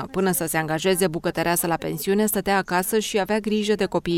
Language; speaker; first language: Romanian; native; Romanian